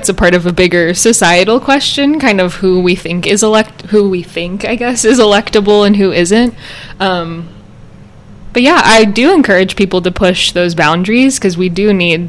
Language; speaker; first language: English; native; English